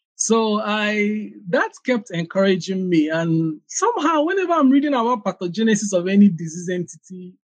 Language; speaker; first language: English; non-native, local second language; Igbo